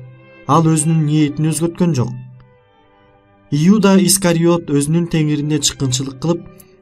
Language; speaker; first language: Kyrgyz; native; Kyrgyz